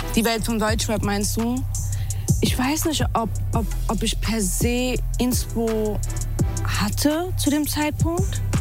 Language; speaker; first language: German; early bilingual, other home language; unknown